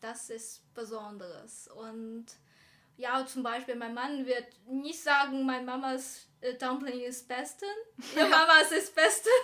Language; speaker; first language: German; non-native, learner; Chinese